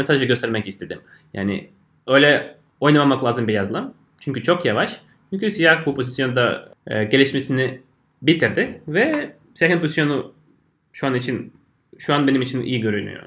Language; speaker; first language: Turkish; non-native, fluent; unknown